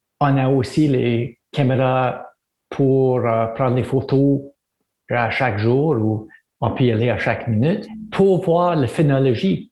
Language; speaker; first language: French; native; French